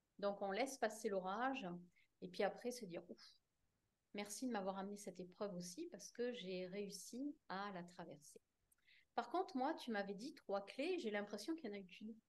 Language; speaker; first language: French; native; French